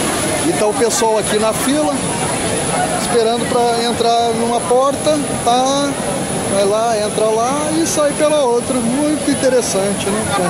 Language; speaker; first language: Portuguese; native; Portuguese